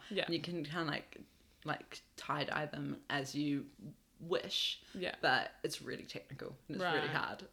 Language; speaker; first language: English; native; English